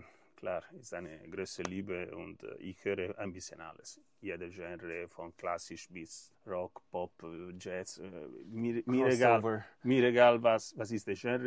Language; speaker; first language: German; non-native, learner; Italian